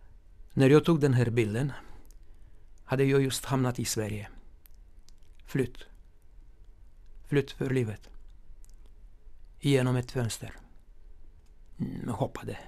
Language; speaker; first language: Swedish; non-native, fluent; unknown